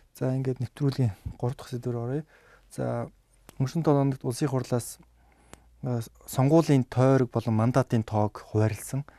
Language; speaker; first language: Mongolian; native; Mongolian